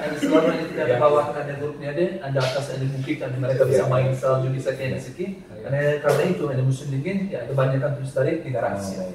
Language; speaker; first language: Indonesian; non-native, learner; Turkish